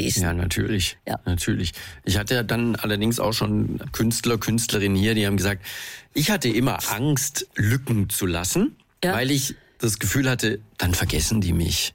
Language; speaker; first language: German; native; German